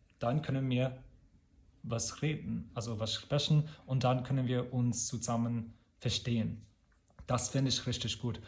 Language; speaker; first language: German; non-native, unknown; English